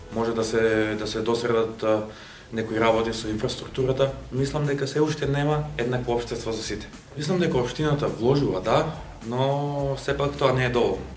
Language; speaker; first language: Macedonian; non-native, local second language; Romany